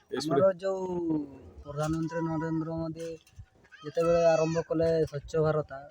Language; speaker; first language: Odia; non-native, local second language; Santali